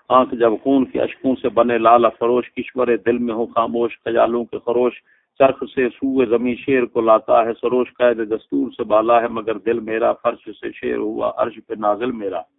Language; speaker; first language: Urdu; non-native, local second language; Punjabi